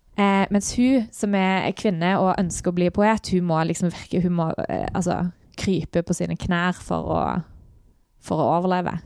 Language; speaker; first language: Norwegian; native; Norwegian